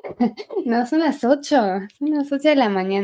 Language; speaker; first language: Spanish; non-native, fluent; Chinese